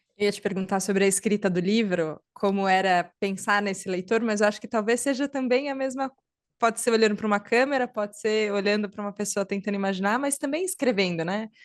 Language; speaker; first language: Portuguese; native; Portuguese